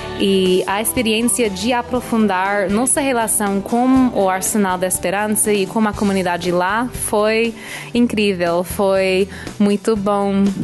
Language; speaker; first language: Portuguese; non-native, fluent; English